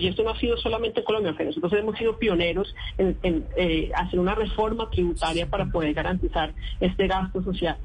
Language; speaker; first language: Spanish; native; Spanish